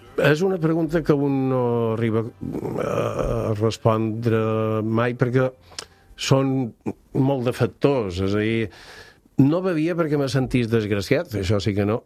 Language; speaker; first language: Catalan; native; Catalan